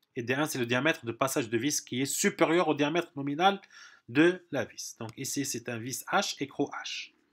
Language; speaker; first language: French; non-native, local second language; Arabic